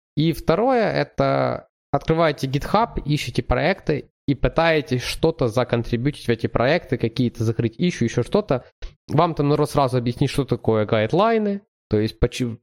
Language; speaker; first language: Russian; native; Russian